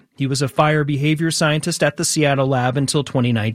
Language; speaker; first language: English; native; English